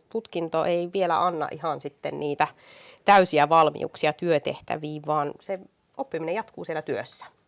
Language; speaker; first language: Finnish; native; Finnish